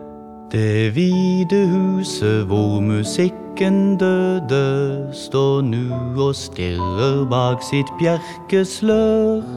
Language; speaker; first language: Norwegian; native; Norwegian